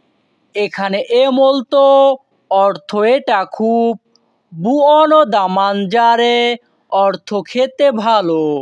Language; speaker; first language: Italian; non-native, fluent; Bangla